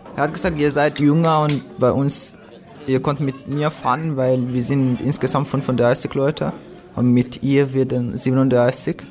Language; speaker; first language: German; non-native, fluent; Persian